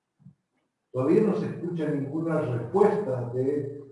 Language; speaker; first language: Spanish; native; Spanish